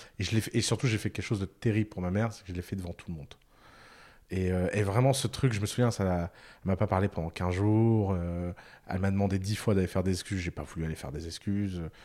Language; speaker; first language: French; early bilingual, other home language; Arabic